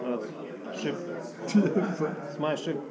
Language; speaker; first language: English; non-native, learner; Russian